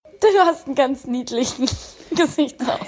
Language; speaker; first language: German; native; German